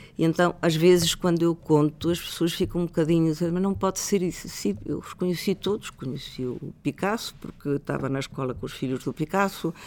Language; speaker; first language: Portuguese; non-native, fluent; Spanish